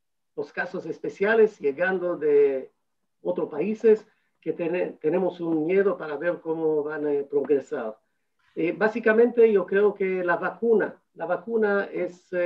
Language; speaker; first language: Spanish; non-native, fluent; Hebrew